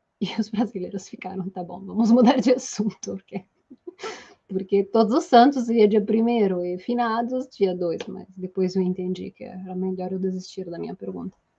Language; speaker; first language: Portuguese; non-native, fluent; Italian